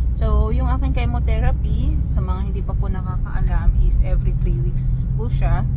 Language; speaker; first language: Filipino; native; Filipino